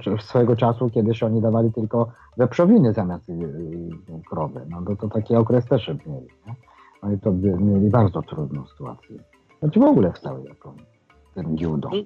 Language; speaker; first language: Polish; non-native, fluent; Japanese